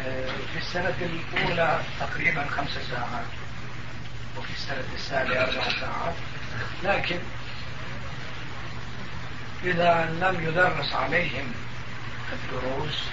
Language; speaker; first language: Arabic; non-native, fluent; Turkish